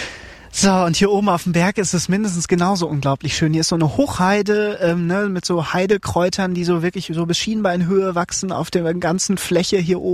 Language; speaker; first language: German; native; German